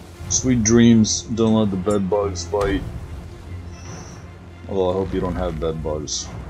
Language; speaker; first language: English; early bilingual, other home language; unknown